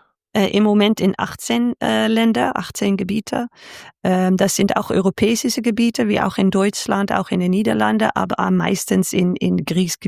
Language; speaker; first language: German; non-native, fluent; Dutch